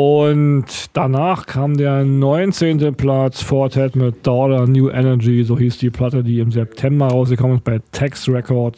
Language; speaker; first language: German; native; German